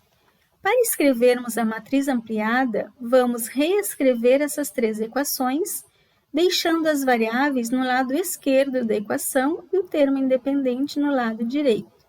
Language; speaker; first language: Portuguese; native; Portuguese